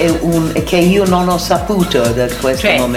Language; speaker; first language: Italian; non-native, learner; English